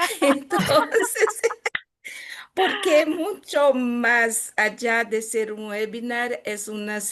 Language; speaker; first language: Spanish; non-native, fluent; Portuguese